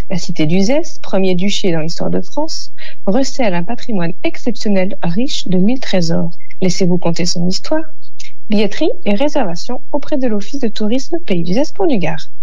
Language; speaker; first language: French; native; French